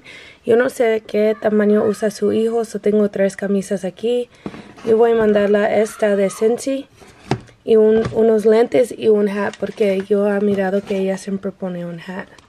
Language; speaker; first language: Spanish; non-native, learner; English